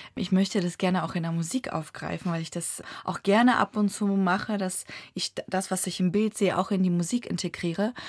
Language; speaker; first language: German; early bilingual, other home language; Russian